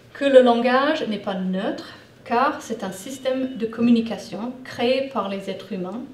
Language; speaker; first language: French; non-native, fluent; English